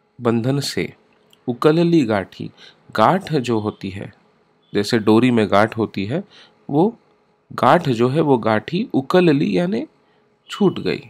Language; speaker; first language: Hindi; non-native, local second language; Marathi